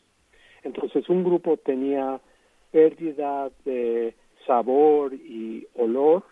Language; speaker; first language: Spanish; non-native, fluent; English